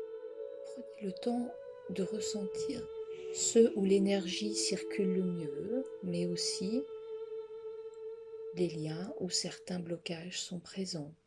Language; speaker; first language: French; native; French